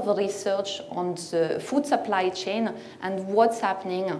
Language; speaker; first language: English; non-native, fluent; French